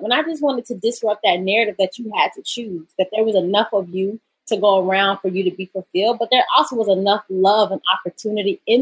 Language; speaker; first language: English; native; English